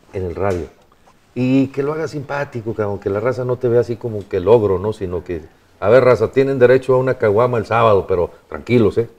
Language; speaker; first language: Spanish; native; Spanish